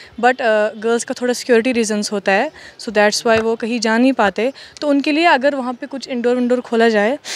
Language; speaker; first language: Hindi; non-native, local second language; Kashmiri